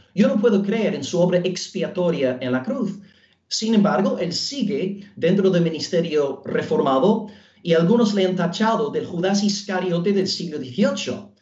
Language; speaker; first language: Spanish; non-native, fluent; English